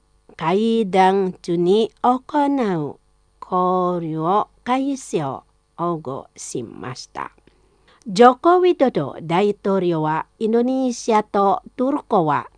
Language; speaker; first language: Japanese; non-native, fluent; Indonesian